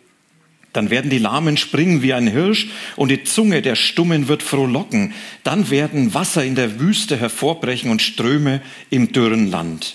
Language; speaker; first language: German; native; German